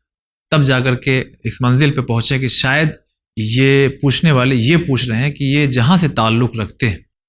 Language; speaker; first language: Urdu; native; Urdu